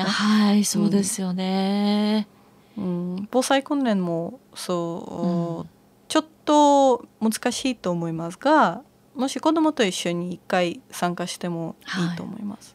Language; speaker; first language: Japanese; non-native, fluent; Latvian